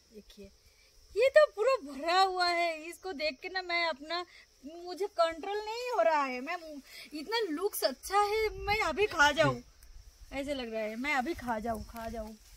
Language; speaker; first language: Hindi; non-native, local second language; Bangla